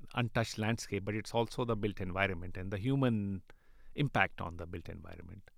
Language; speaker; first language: English; non-native, local second language; Urdu